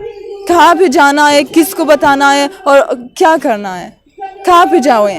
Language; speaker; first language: Hindi; non-native, fluent; Persian